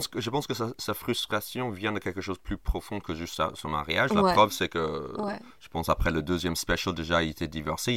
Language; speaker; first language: French; non-native, fluent; English